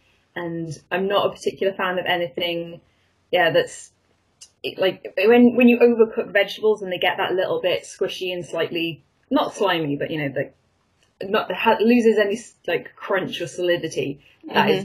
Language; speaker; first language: English; native; English